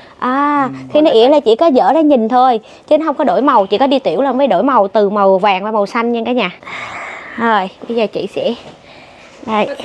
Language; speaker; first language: Vietnamese; native; Vietnamese